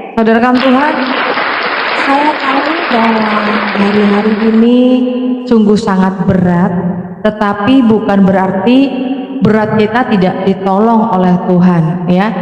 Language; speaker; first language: Indonesian; non-native, local second language; Madurese